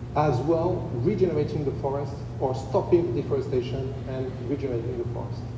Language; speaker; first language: English; non-native, fluent; French